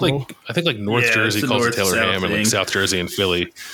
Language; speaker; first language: English; native; English